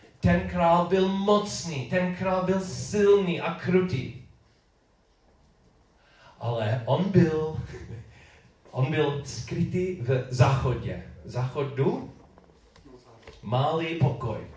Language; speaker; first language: Czech; non-native, learner; English